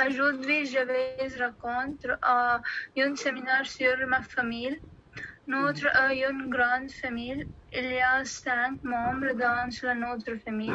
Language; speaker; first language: French; non-native, learner; Odia